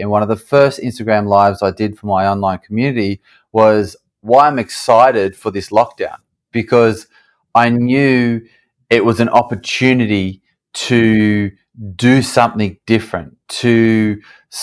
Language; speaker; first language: English; native; English